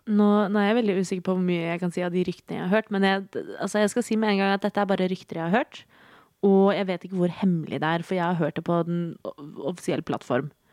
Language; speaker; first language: Norwegian; native; Norwegian